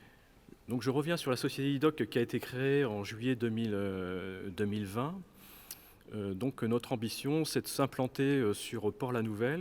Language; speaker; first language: French; native; French